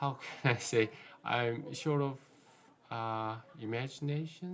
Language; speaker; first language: English; non-native, learner; Korean